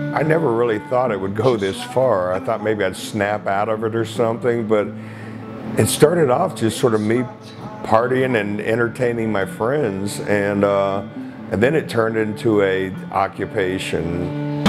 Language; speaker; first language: English; native; English